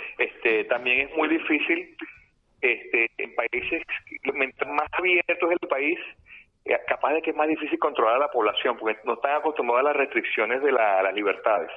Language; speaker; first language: Spanish; native; Spanish